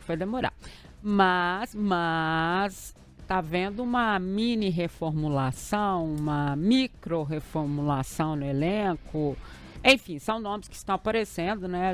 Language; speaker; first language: Portuguese; native; Portuguese